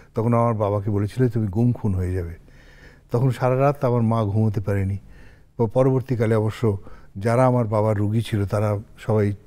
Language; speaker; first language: Bangla; native; Bangla